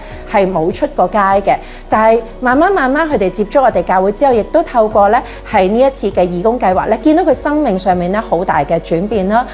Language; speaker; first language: Cantonese; native; Cantonese